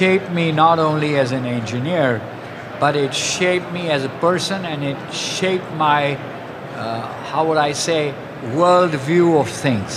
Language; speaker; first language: English; non-native, local second language; Punjabi